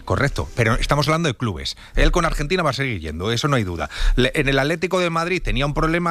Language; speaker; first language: Spanish; native; Spanish